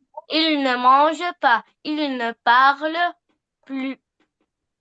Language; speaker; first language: French; non-native, learner; Arabic